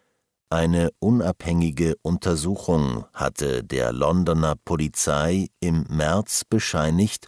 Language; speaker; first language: German; native; German